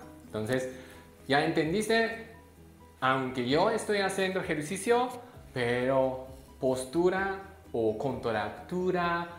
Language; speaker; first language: Spanish; non-native, learner; Japanese